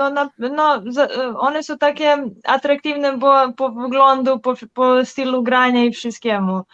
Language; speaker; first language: Polish; non-native, learner; Serbian